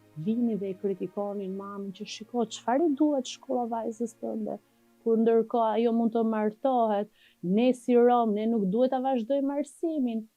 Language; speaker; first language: Albanian; non-native, local second language; Romany